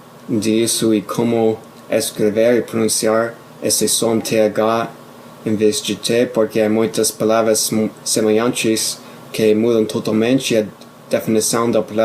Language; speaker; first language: Portuguese; non-native, fluent; English